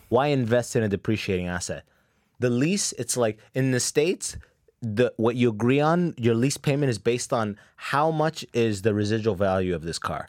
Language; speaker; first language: English; early bilingual, other home language; Arabic